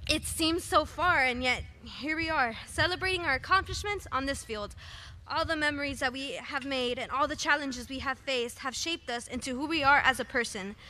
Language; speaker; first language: English; early bilingual, other home language; Spanish